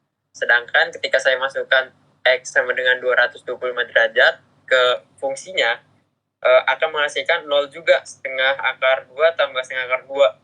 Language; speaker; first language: Indonesian; native; Indonesian